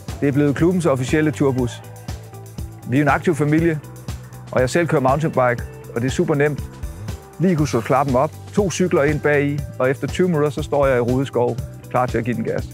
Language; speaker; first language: Danish; native; Danish